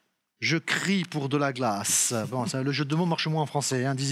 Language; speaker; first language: French; native; French